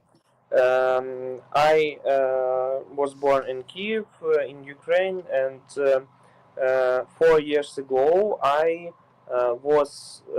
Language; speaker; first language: English; non-native, learner; Ukrainian